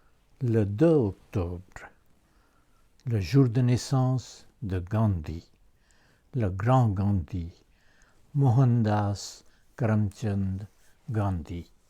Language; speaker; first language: French; non-native, fluent; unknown